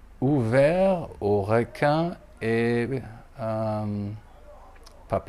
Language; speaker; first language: French; non-native, fluent; German